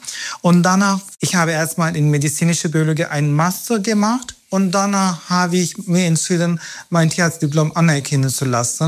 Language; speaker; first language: German; non-native, fluent; Turkish